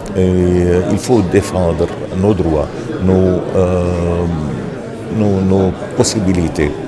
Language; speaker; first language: French; non-native, local second language; Arabic